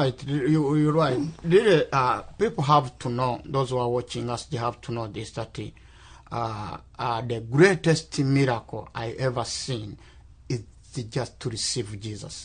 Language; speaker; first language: English; non-native, local second language; Kinyarwanda